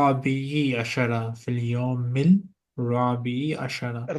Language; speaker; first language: Arabic; non-native, fluent; Urdu